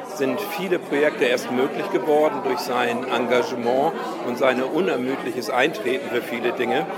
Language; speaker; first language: German; native; German